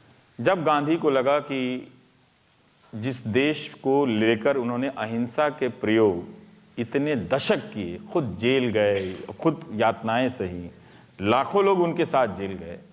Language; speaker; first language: Hindi; native; Hindi